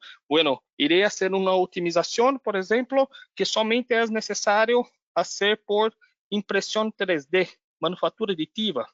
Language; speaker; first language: Spanish; non-native, learner; Portuguese